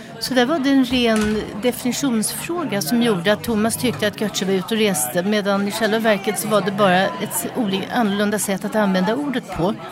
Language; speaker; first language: Swedish; native; Swedish